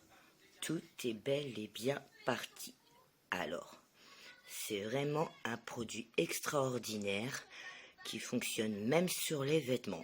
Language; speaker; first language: French; native; French